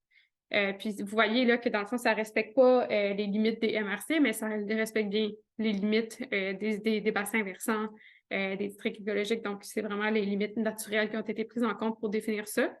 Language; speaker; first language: French; native; French